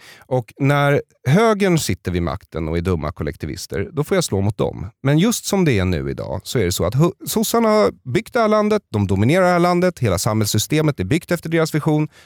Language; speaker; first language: Swedish; native; Swedish